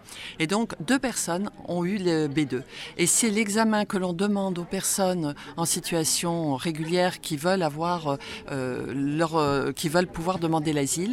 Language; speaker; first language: French; native; French